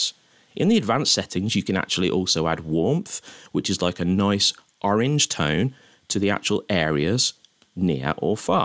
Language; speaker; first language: English; native; English